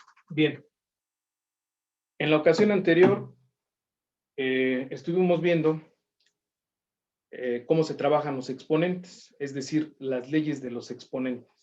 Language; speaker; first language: Spanish; native; Spanish